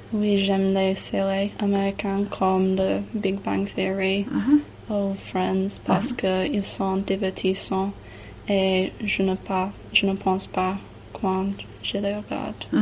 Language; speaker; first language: French; non-native, learner; English